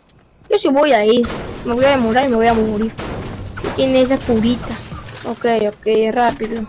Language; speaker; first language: Spanish; early bilingual, heritage; Spanish